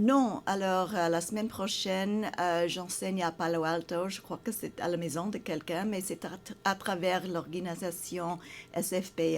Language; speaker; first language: French; non-native, fluent; English